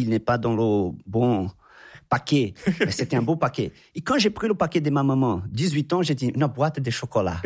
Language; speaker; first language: French; non-native, fluent; Portuguese